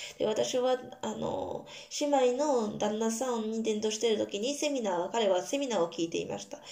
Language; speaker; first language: Japanese; non-native, fluent; Korean